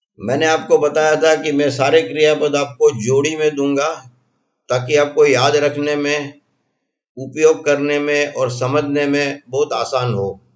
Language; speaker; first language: Hindi; non-native, local second language; Gujarati